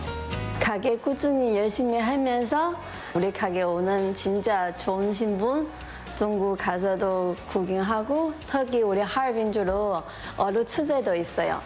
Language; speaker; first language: Korean; non-native, learner; Chinese